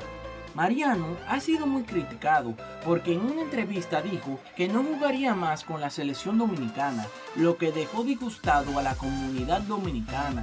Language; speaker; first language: Spanish; native; Spanish